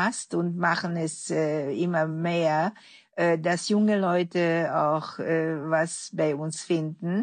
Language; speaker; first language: German; non-native, fluent; Hungarian